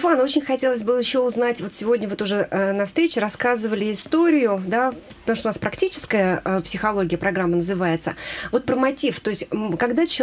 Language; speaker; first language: Russian; native; Russian